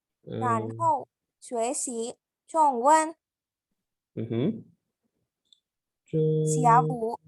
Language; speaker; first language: Chinese; non-native, learner; Sinhala